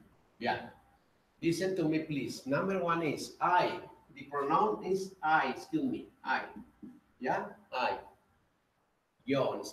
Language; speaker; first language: English; non-native, learner; Spanish